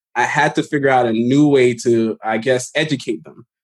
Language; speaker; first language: English; early bilingual, other home language; Haitian Creole